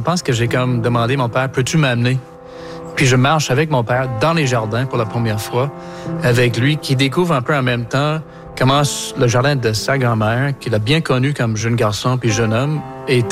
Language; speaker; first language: French; non-native, local second language; English